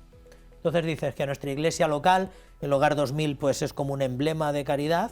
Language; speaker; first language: Spanish; native; Spanish